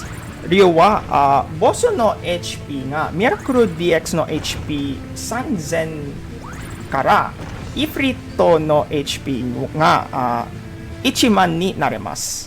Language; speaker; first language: Japanese; non-native, learner; Filipino